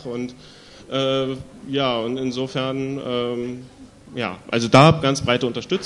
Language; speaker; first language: German; native; German